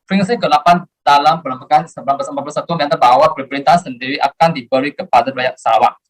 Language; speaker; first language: Malay; non-native, local second language; Chinese